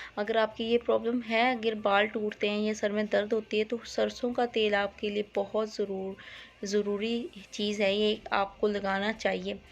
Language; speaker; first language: Hindi; non-native, local second language; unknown